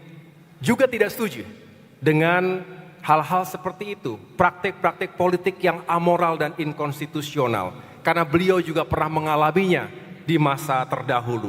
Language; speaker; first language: Indonesian; native; Indonesian